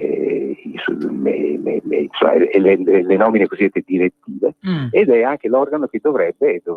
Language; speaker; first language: Italian; native; Italian